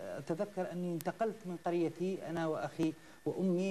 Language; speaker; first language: Arabic; native; Arabic